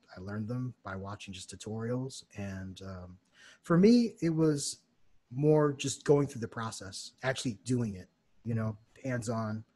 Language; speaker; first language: English; native; English